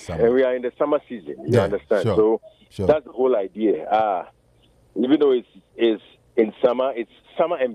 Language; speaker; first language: English; non-native, local second language; Akan